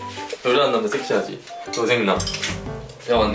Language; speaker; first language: Korean; native; Korean